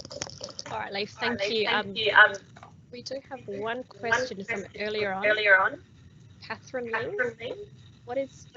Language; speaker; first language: English; native; English